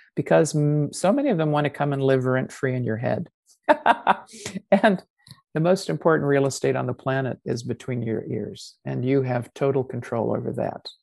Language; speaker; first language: English; native; English